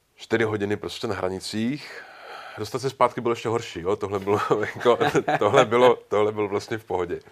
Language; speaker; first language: Czech; native; Czech